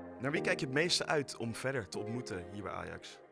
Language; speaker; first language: Dutch; native; Dutch